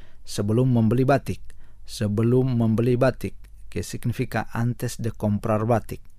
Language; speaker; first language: Indonesian; non-native, fluent; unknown